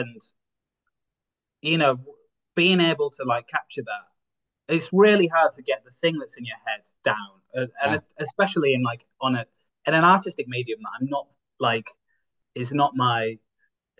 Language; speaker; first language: English; native; English